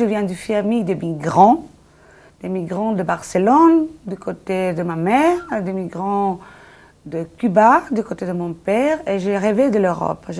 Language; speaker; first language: French; non-native, fluent; Spanish